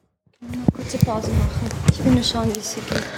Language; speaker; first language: German; early bilingual, other home language; Chechen